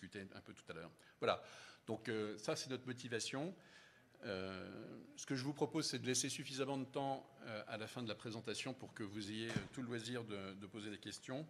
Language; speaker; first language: French; native; French